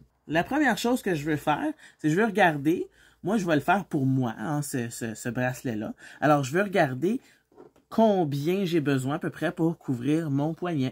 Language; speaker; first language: French; native; French